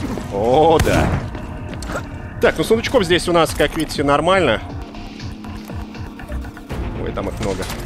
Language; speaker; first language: Russian; native; Russian